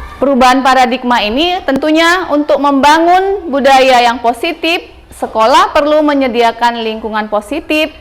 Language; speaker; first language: Indonesian; native; Indonesian